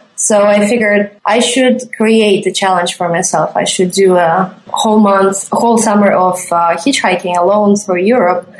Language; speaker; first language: English; non-native, fluent; Latvian